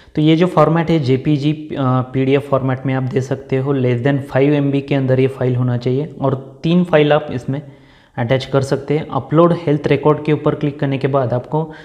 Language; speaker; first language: Hindi; non-native, local second language; Marathi